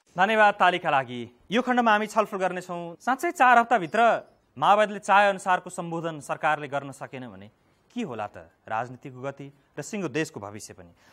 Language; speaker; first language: Nepali; native; Nepali